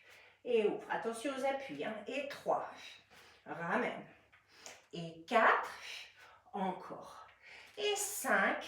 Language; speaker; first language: French; native; French